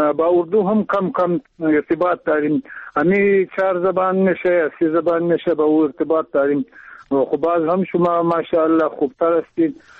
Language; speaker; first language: Persian; non-native, local second language; Pashto